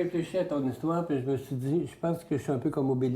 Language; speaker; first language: French; native; French